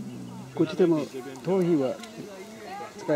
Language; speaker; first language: Japanese; non-native, learner; Korean